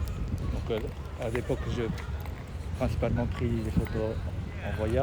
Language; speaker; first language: French; non-native, learner; Japanese